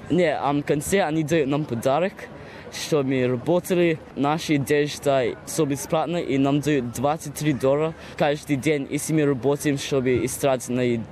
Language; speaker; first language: Russian; early bilingual, heritage; Russian